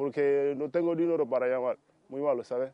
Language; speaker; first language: Spanish; non-native, learner; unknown